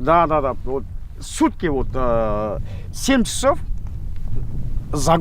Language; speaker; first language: Russian; non-native, local second language; Kazakh